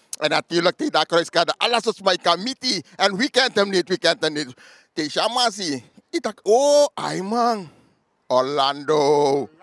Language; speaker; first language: Dutch; native; Dutch